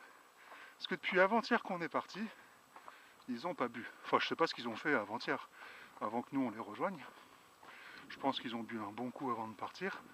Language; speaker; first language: French; native; French